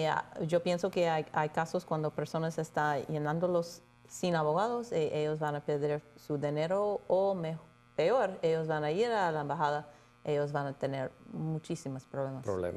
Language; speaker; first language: Spanish; non-native, fluent; English